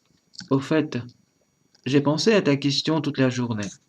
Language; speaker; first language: French; non-native, learner; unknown